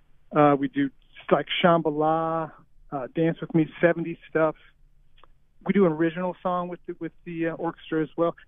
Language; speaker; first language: English; native; English